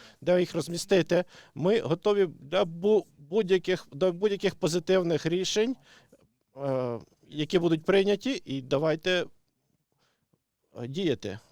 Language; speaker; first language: Ukrainian; non-native, local second language; Russian